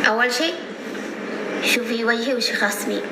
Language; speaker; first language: Arabic; non-native, learner; Indonesian